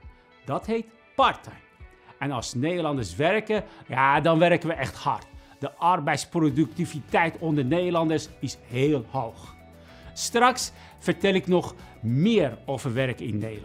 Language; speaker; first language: Dutch; non-native, fluent; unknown